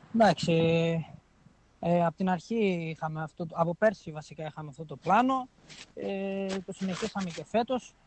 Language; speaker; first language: Greek; native; Greek